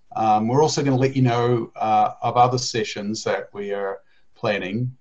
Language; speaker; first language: English; native; English